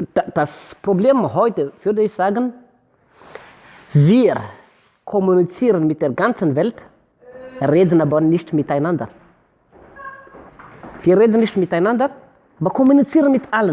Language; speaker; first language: German; non-native, fluent; Malagasy